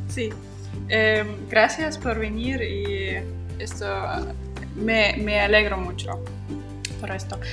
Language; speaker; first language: Spanish; non-native, fluent; Russian